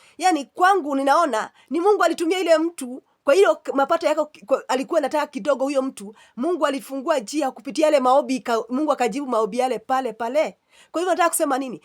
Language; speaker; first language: Swahili; non-native, local second language; Kikuyu